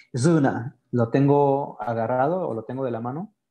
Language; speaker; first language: Spanish; native; Spanish